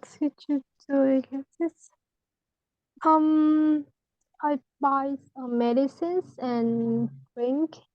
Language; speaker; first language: English; non-native, learner; Vietnamese